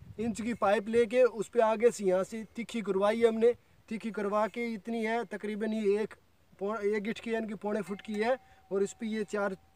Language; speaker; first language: Hindi; native; Hindi